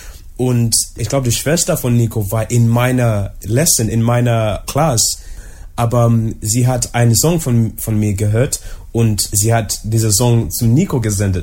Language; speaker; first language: German; non-native, learner; English